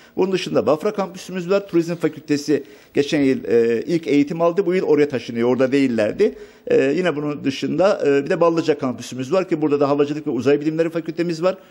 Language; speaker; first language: Turkish; native; Turkish